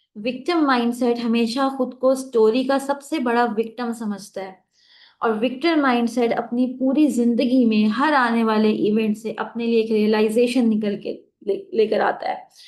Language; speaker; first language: Urdu; native; Urdu